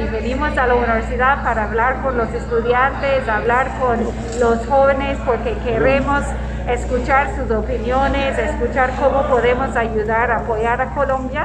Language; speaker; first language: Spanish; non-native, fluent; English